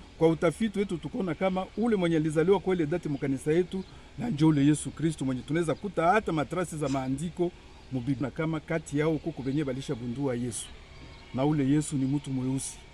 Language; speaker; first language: Swahili; native; Swahili